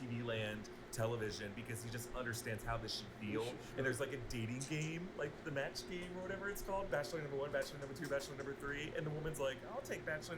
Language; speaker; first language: English; native; English